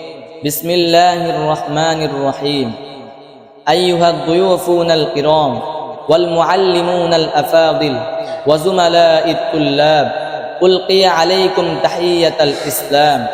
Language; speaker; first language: Arabic; non-native, learner; Bangla